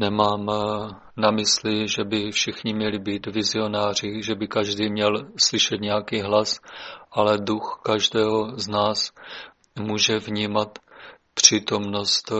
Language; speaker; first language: Czech; native; Czech